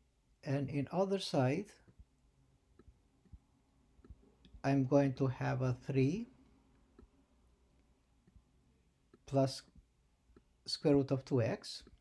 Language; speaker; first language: English; non-native, fluent; Albanian